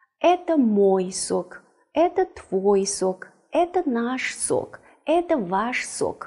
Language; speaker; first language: Russian; non-native, fluent; Chinese